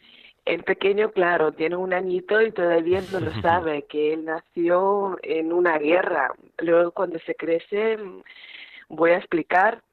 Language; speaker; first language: Spanish; non-native, learner; Ukrainian